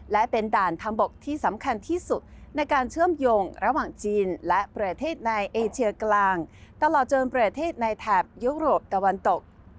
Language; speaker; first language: Thai; non-native, fluent; Chinese